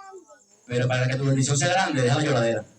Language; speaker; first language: Spanish; native; Spanish